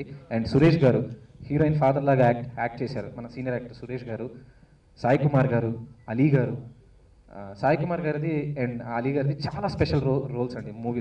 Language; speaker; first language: Telugu; native; Telugu